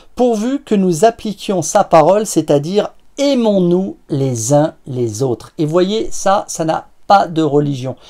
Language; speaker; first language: French; native; French